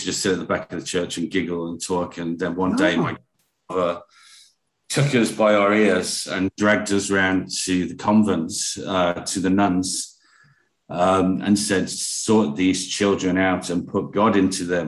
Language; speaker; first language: English; native; English